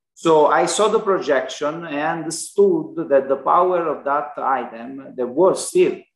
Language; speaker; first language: English; non-native, learner; Italian